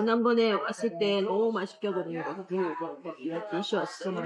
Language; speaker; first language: Korean; native; Korean